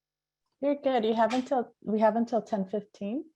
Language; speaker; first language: English; native; English